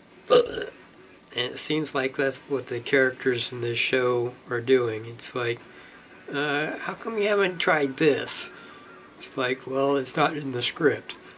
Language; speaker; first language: English; native; English